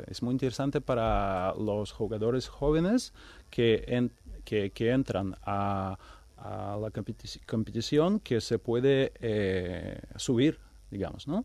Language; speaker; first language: Spanish; non-native, fluent; Ukrainian